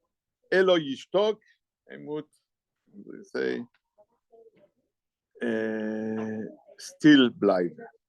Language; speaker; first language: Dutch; non-native, fluent; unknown